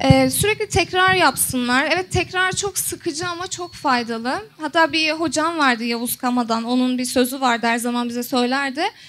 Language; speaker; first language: Turkish; native; Turkish